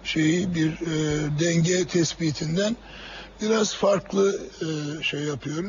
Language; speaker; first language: Turkish; native; Turkish